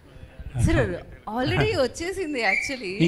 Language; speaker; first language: Telugu; native; Telugu